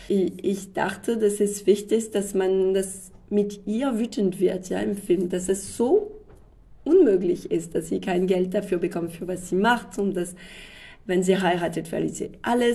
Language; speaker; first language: German; non-native, fluent; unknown